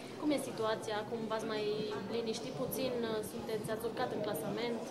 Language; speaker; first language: Romanian; native; Romanian